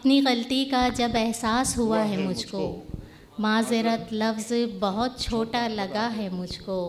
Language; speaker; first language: Hindi; native; Hindi